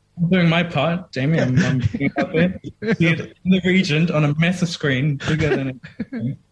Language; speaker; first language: English; non-native, fluent; German